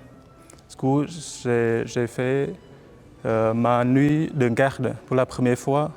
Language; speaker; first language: French; non-native, fluent; Vietnamese